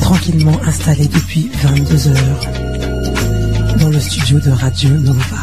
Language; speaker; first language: French; native; French